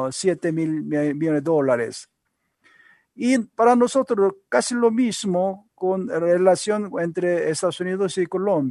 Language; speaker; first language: Spanish; non-native, learner; Korean